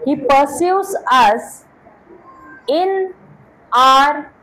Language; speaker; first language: English; non-native, local second language; Marathi